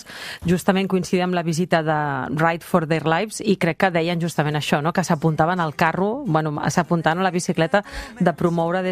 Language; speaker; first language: Catalan; native; Catalan